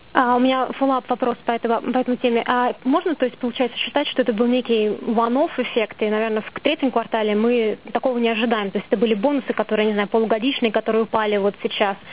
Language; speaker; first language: Russian; native; Russian